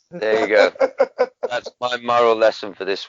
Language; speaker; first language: English; native; English